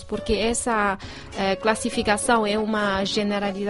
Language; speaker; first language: Portuguese; non-native, fluent; Chinese